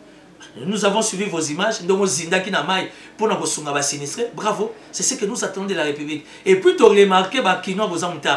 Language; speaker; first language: French; non-native, local second language; Lingala